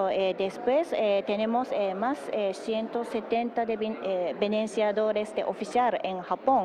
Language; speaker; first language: Spanish; non-native, learner; Japanese